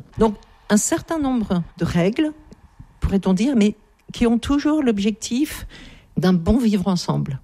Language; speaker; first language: French; native; French